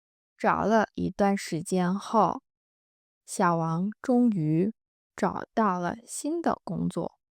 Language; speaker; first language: Chinese; non-native, fluent; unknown